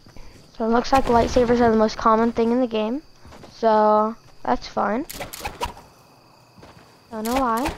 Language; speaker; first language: English; native; English